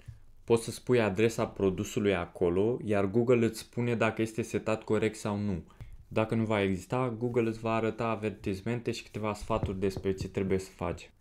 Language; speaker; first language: Romanian; native; Romanian